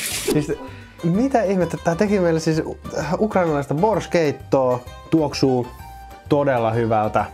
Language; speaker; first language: Finnish; native; Finnish